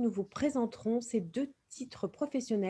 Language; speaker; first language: French; native; French